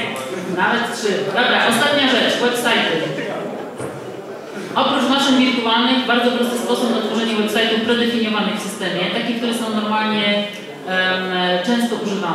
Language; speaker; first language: Polish; native; Polish